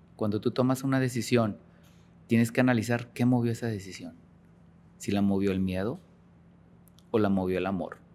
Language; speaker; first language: Spanish; native; Spanish